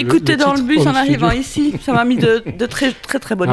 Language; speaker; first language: French; native; French